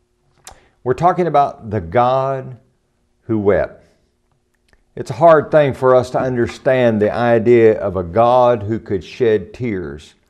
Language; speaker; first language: English; native; English